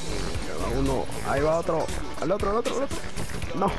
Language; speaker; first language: Spanish; native; Spanish